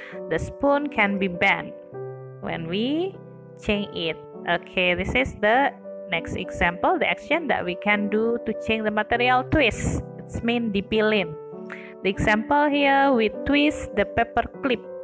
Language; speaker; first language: English; non-native, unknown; Indonesian